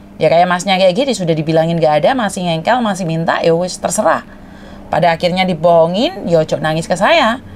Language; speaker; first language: Indonesian; non-native, local second language; Madurese